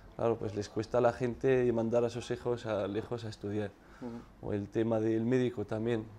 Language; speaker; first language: Spanish; non-native, fluent; Arabic